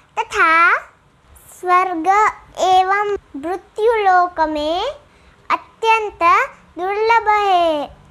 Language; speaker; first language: Hindi; non-native, local second language; Gujarati